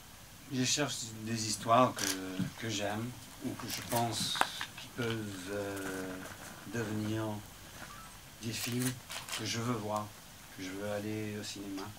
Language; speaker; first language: French; non-native, fluent; English